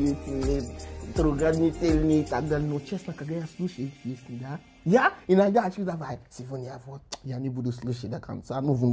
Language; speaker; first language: Russian; non-native, learner; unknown